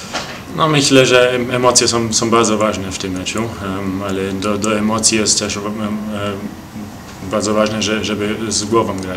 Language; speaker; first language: Polish; early bilingual, heritage; Polish